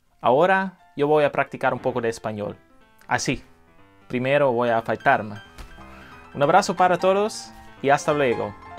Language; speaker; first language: Spanish; non-native, fluent; English